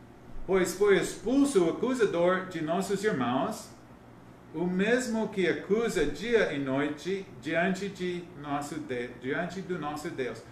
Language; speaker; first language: Portuguese; non-native, learner; English